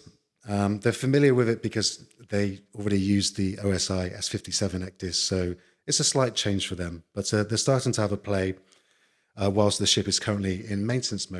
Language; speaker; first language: English; native; English